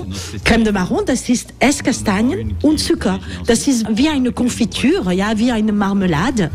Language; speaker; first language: German; non-native, fluent; French